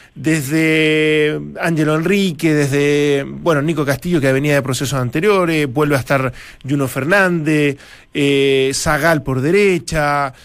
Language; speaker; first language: Spanish; native; Spanish